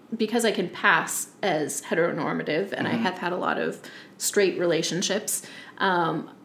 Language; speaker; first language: English; native; English